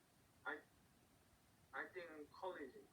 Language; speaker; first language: English; non-native, learner; Korean